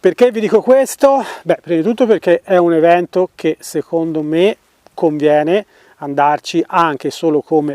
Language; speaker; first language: Italian; native; Italian